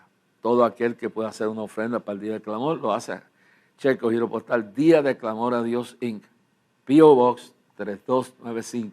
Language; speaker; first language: Spanish; native; Spanish